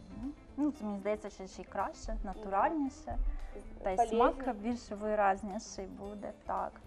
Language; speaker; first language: Ukrainian; native; Ukrainian